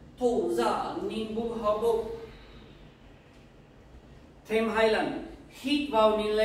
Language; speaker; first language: Vietnamese; non-native, learner; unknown